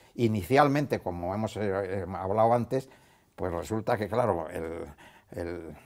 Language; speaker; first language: Spanish; native; Spanish